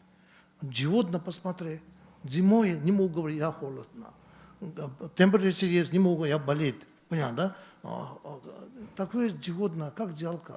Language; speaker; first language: Russian; non-native, learner; Tibetan